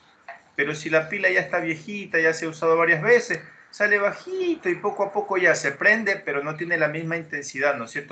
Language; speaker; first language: Spanish; native; Spanish